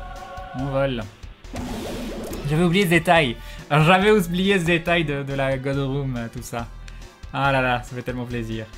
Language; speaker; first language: French; native; French